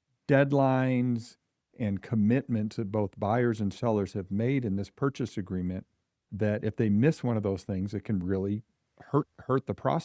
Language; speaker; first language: English; native; English